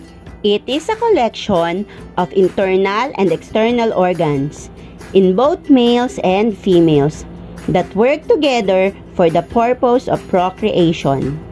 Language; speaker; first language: English; non-native, local second language; Filipino